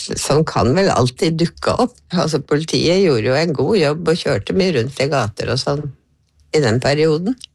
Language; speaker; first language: Norwegian; native; Norwegian